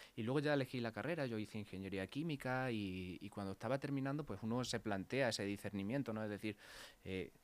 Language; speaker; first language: Spanish; native; Spanish